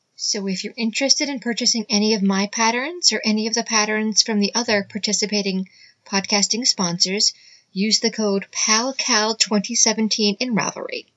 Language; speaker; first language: English; native; English